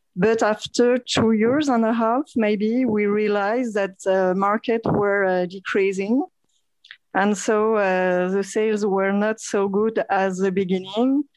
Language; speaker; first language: English; non-native, fluent; French